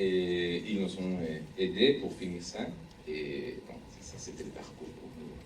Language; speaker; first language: French; non-native, learner; Spanish